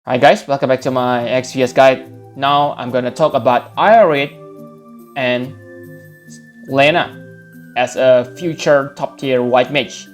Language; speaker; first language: English; non-native, fluent; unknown